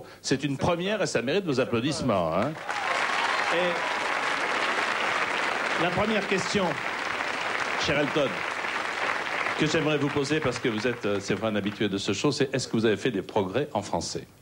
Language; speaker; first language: French; native; French